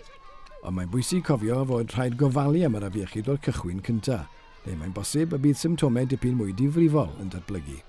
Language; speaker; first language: Welsh; native; Welsh